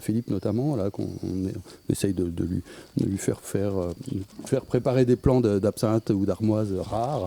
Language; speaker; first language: French; native; French